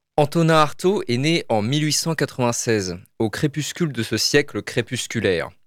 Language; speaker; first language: French; native; French